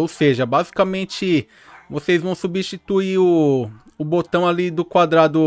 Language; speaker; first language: Portuguese; native; Portuguese